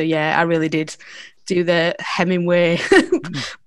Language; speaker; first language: English; native; English